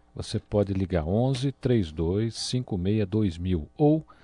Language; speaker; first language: Portuguese; native; Portuguese